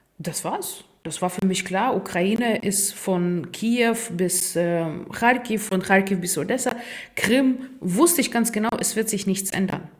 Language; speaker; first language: German; non-native, fluent; Russian